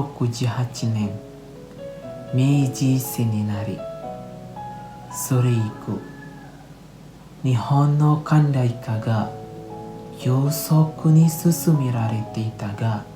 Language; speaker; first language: Japanese; non-native, learner; Indonesian